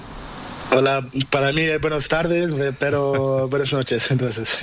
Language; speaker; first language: Spanish; non-native, local second language; Portuguese